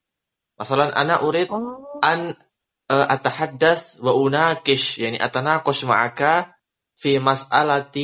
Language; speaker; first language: Arabic; non-native, learner; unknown